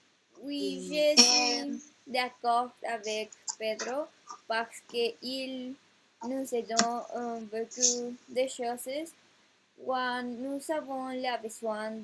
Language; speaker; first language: French; non-native, learner; Spanish